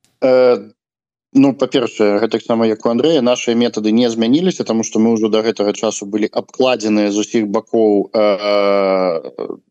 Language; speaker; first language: Belarusian; non-native, local second language; Russian